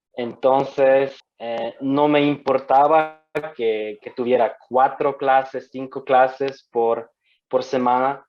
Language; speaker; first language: Spanish; non-native, fluent; Polish